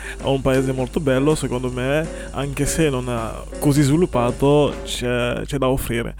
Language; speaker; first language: Italian; non-native, fluent; French